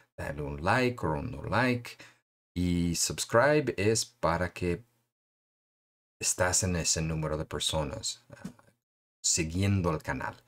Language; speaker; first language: Spanish; non-native, fluent; English